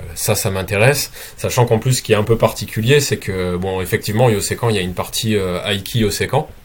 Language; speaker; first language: French; native; French